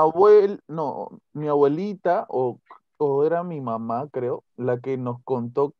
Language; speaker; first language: Spanish; native; Spanish